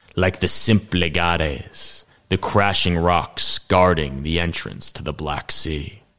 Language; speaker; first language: English; native; English